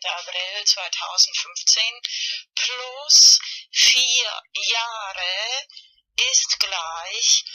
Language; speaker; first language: German; non-native, fluent; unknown